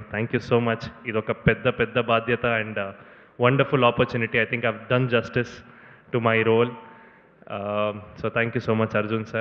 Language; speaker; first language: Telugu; non-native, learner; Kannada